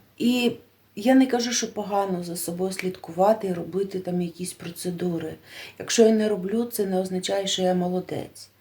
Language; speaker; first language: Ukrainian; native; Ukrainian